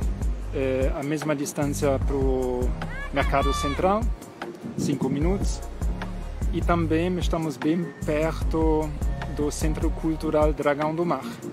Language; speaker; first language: Portuguese; non-native, fluent; German